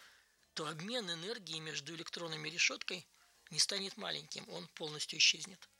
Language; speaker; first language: Russian; native; Russian